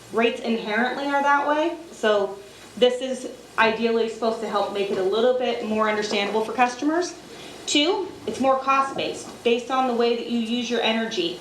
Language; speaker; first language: English; native; English